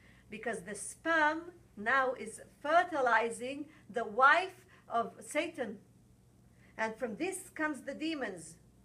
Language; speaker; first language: English; non-native, fluent; Hebrew